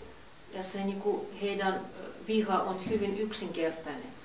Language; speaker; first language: Finnish; non-native, fluent; Russian